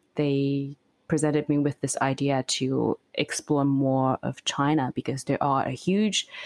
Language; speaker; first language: English; non-native, fluent; Chinese